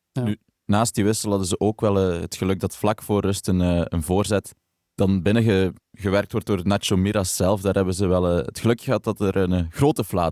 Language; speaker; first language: Dutch; native; Dutch